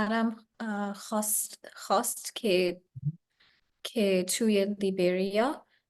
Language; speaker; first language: Persian; non-native, learner; English